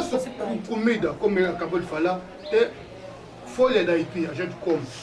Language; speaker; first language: Portuguese; non-native, learner; Lingala